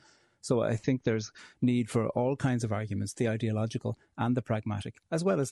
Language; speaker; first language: English; native; English